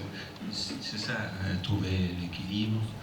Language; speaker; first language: French; non-native, fluent; English